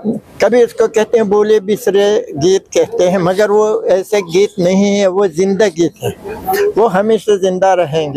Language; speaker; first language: Hindi; non-native, fluent; Uzbek